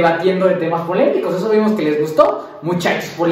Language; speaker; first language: Spanish; native; Spanish